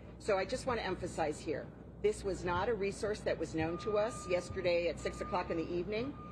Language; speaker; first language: English; native; English